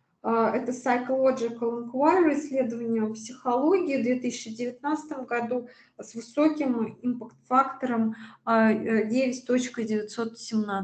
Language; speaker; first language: Russian; native; Russian